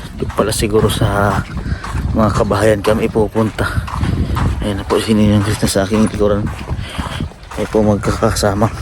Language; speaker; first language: Filipino; non-native, local second language; Cebuano